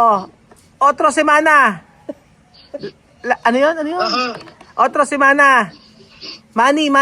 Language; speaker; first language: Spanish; non-native, learner; Filipino